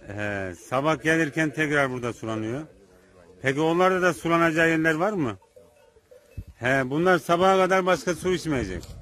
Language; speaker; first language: Turkish; native; Turkish